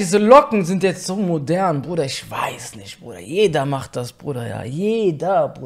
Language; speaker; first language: German; native; German